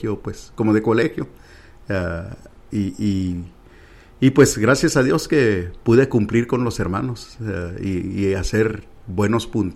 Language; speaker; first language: Spanish; early bilingual, heritage; Spanish